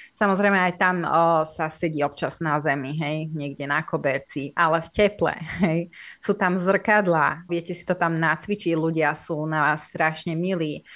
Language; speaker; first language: Slovak; non-native, local second language; Hungarian